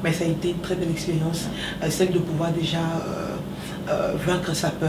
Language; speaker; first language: French; native; French